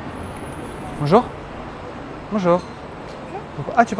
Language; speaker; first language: French; native; French